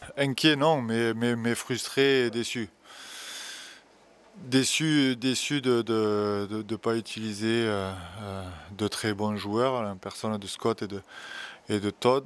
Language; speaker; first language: French; native; French